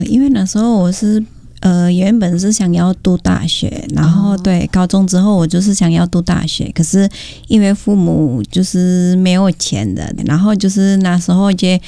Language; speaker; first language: Chinese; non-native, fluent; Indonesian